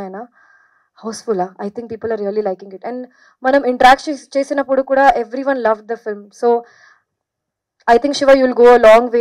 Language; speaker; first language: Telugu; non-native, fluent; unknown